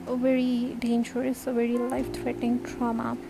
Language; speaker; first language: English; non-native, fluent; Turkish